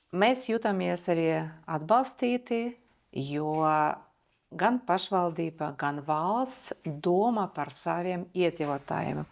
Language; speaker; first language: Latvian; early bilingual, other home language; Belarusian